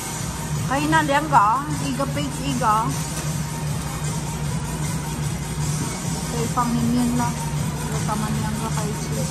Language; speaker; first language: Chinese; non-native, fluent; Filipino